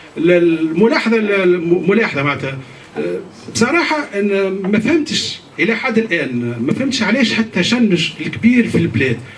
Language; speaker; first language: Arabic; native; Arabic